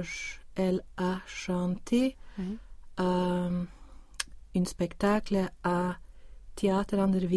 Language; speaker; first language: French; non-native, learner; Swedish